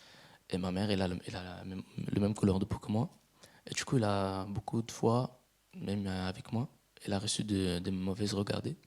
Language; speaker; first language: French; non-native, fluent; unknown